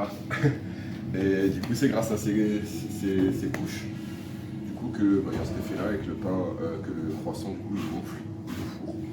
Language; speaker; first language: French; native; French